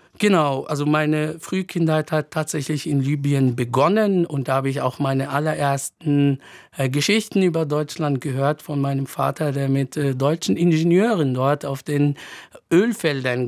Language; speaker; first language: German; non-native, fluent; Arabic